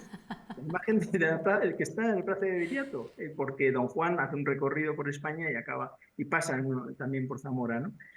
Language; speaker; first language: Spanish; native; Spanish